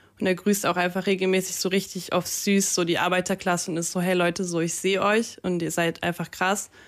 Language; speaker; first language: German; early bilingual, other home language; Russian